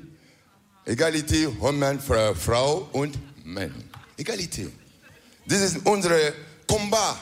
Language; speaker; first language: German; non-native, learner; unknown